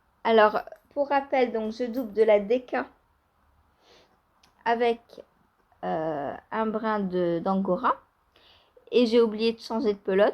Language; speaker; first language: French; native; French